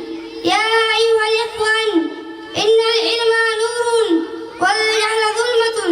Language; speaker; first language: Arabic; non-native, learner; Bangla